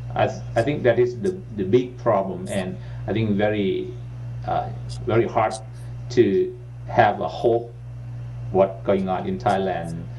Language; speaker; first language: English; non-native, learner; Thai